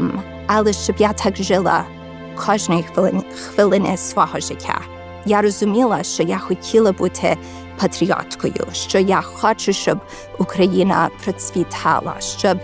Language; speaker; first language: Ukrainian; early bilingual, heritage; Ukrainian